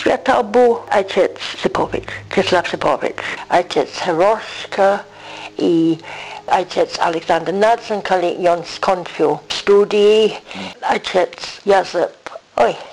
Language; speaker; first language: Belarusian; non-native, learner; English